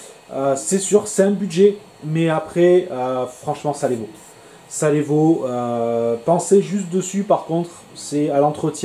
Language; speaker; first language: French; native; French